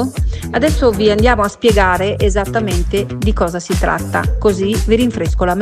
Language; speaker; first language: Italian; native; Italian